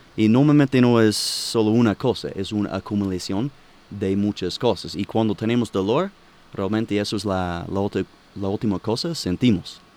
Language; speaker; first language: Spanish; non-native, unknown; English